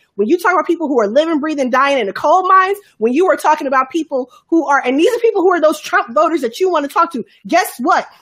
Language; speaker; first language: English; native; English